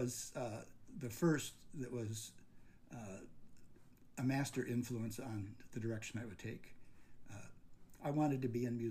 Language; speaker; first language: English; native; English